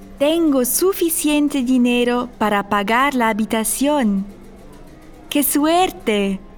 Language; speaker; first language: Spanish; non-native, fluent; German